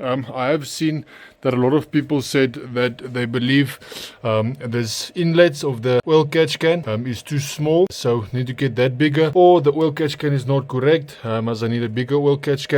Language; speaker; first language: English; non-native, local second language; Afrikaans